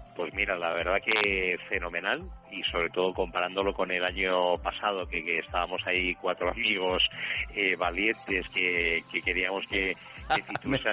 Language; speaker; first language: Spanish; native; Spanish